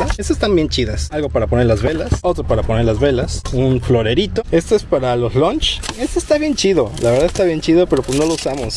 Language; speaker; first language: Spanish; native; Spanish